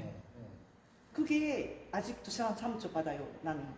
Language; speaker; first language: Korean; non-native, fluent; Japanese